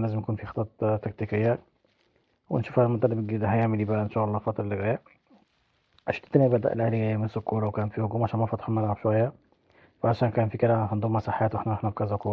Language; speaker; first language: Arabic; native; Arabic